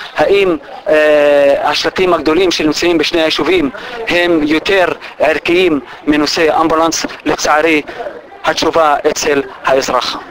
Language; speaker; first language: Hebrew; non-native, local second language; Arabic